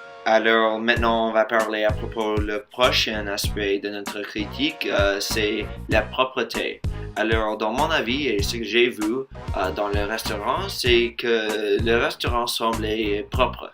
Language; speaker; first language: French; non-native, fluent; English